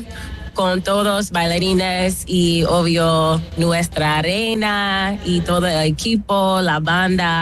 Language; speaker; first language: Spanish; non-native, learner; English